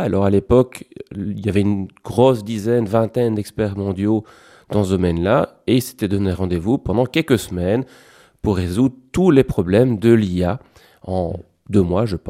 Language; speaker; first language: French; native; French